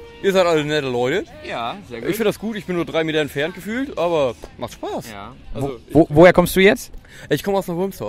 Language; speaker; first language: German; native; German